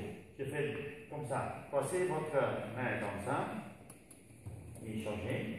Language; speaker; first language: French; non-native, learner; Dutch